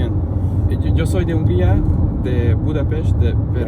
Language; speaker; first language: Spanish; non-native, learner; Hungarian